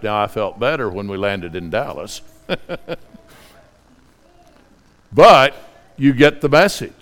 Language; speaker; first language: English; native; English